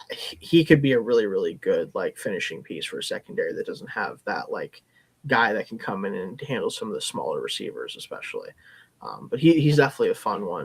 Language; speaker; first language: English; native; English